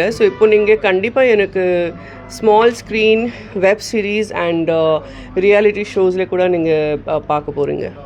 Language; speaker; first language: Tamil; non-native, local second language; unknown